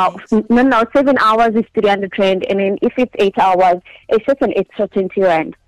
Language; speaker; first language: English; non-native, local second language; Zulu